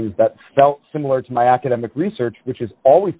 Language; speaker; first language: English; native; English